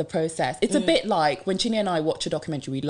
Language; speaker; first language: English; early bilingual, other home language; French